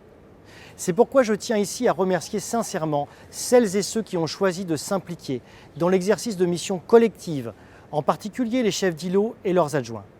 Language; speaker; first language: French; native; French